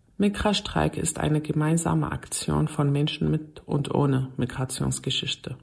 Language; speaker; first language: German; non-native, fluent; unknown